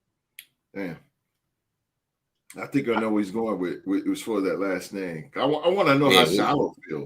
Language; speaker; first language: English; native; English